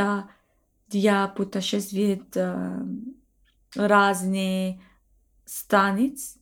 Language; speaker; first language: Russian; non-native, learner; English